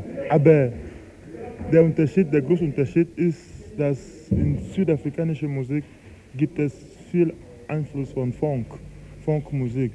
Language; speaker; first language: German; non-native, fluent; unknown